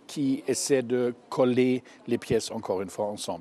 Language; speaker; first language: French; non-native, fluent; German